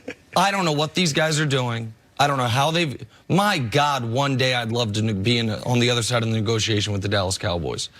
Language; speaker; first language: English; native; English